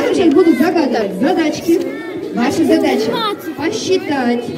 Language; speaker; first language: Russian; native; Russian